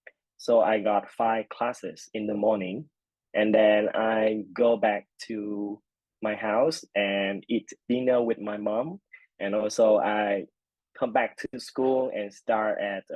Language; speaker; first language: English; non-native, fluent; Vietnamese